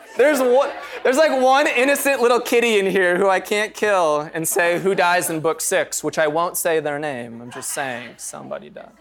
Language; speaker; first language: English; native; English